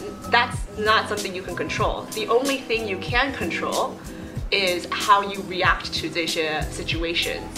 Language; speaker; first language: English; early bilingual, other home language; Chinese